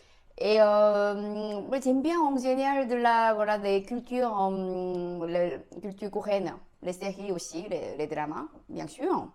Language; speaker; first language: French; non-native, learner; Korean